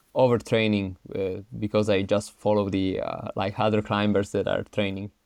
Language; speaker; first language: English; non-native, fluent; Italian